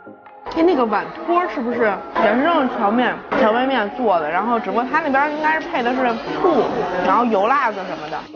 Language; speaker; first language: Chinese; native; Chinese